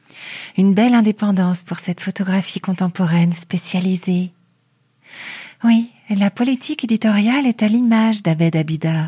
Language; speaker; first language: French; native; French